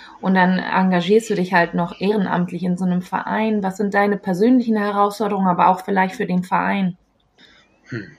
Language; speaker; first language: German; native; German